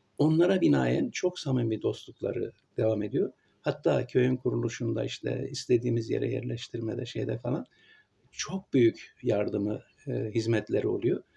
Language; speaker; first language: Turkish; native; Turkish